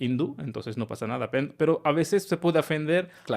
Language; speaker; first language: Spanish; non-native, fluent; Hindi